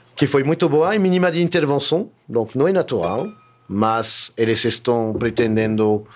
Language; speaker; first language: Portuguese; non-native, fluent; French